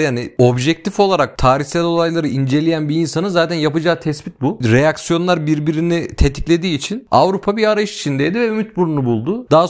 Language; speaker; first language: Turkish; native; Turkish